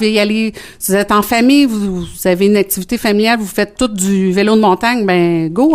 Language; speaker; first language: French; native; French